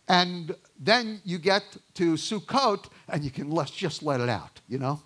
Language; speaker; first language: English; native; English